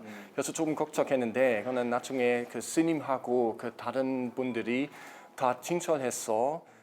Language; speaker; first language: Korean; non-native, fluent; German